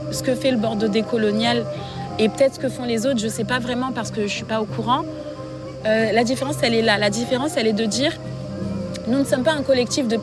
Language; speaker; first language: French; native; French